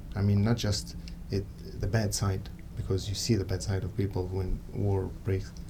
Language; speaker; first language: English; non-native, fluent; Arabic